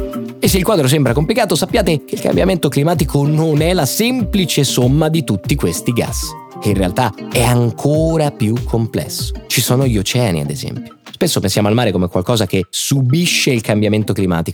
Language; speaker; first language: Italian; native; Italian